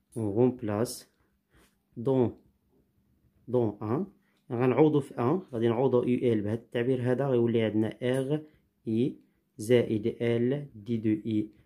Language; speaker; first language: Arabic; native; Arabic